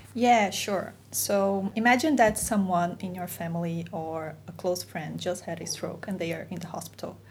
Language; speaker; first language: English; non-native, fluent; Portuguese